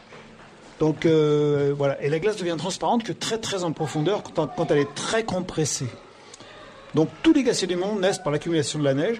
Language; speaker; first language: French; native; French